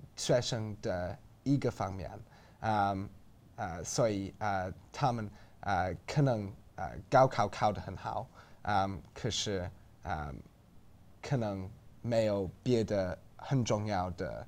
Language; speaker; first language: Chinese; non-native, learner; English